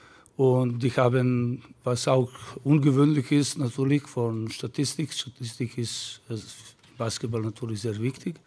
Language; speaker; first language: German; non-native, fluent; Serbian